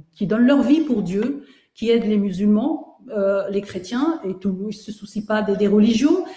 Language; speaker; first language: French; native; French